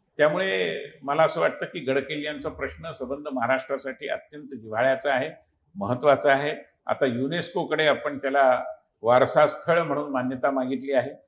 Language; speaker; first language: Marathi; native; Marathi